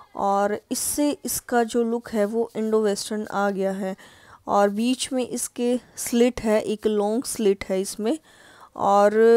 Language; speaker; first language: Hindi; native; Hindi